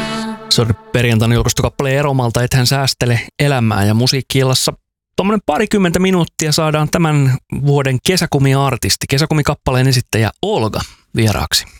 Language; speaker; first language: Finnish; native; Finnish